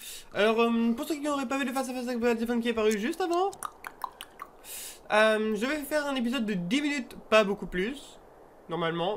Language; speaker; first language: French; native; French